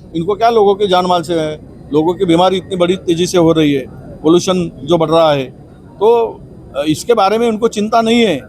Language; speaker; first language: Hindi; non-native, local second language; Marathi